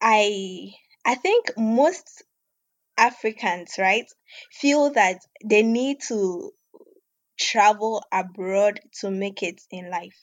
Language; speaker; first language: English; non-native, local second language; Ewe